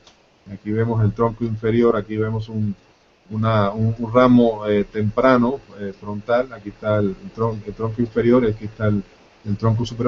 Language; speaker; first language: Spanish; native; Spanish